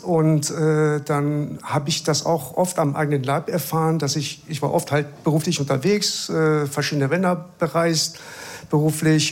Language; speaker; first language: German; early bilingual, other home language; Persian